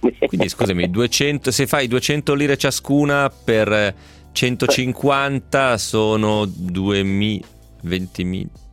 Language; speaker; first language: Italian; native; Italian